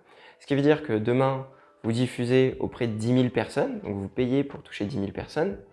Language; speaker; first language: French; native; French